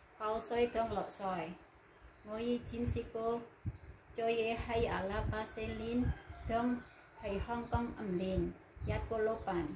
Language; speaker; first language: Cantonese; non-native, learner; Indonesian